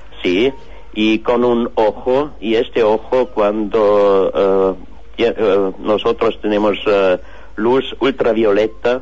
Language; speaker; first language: Spanish; non-native, learner; German